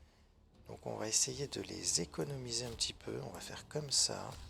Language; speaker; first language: French; native; French